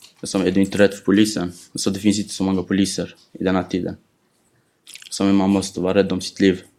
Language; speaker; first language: Swedish; non-native, fluent; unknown